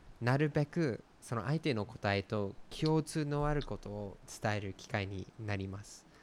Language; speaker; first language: Japanese; non-native, fluent; English